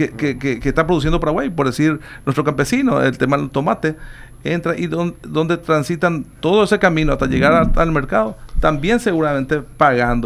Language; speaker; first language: Spanish; native; Spanish